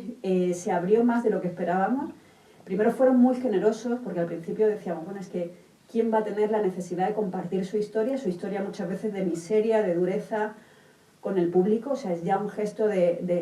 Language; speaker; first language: Spanish; native; Spanish